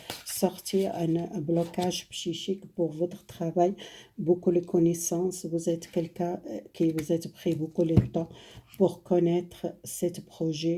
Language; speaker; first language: French; non-native, fluent; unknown